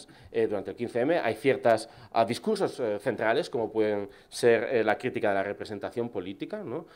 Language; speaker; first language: Spanish; native; Spanish